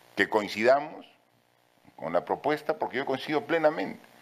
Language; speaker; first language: Spanish; native; Spanish